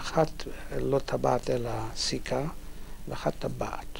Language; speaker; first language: Hebrew; non-native, fluent; Polish